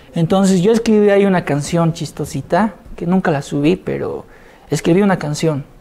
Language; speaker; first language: Spanish; native; Spanish